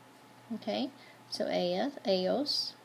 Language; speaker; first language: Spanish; non-native, fluent; English